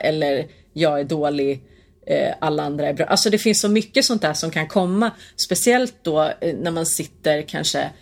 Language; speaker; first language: Swedish; native; Swedish